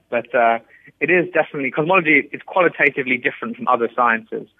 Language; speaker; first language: English; native; English